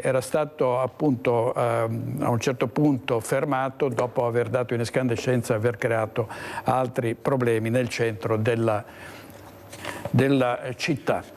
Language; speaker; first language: Italian; native; Italian